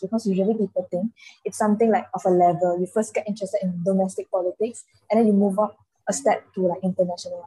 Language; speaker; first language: English; non-native, local second language; Chinese